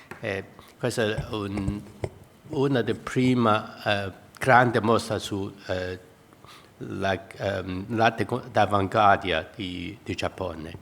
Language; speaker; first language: Italian; non-native, fluent; Chinese